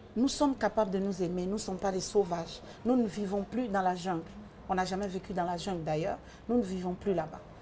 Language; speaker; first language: French; early bilingual, other home language; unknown